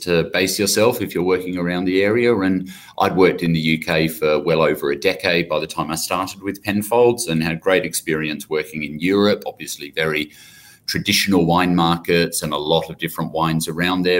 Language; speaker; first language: English; native; English